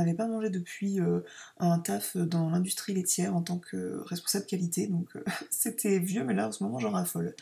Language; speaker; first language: French; native; French